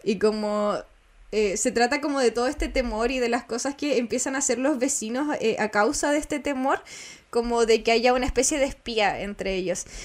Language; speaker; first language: Spanish; native; Spanish